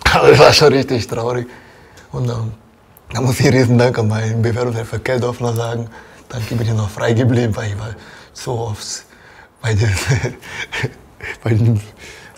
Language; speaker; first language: German; non-native, fluent; Portuguese